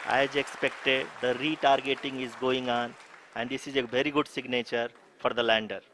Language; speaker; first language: English; non-native, local second language; Hindi